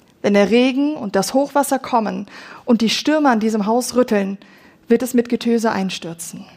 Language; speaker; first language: German; native; German